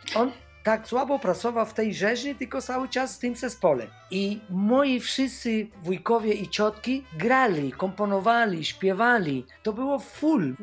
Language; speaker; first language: Polish; non-native, fluent; Spanish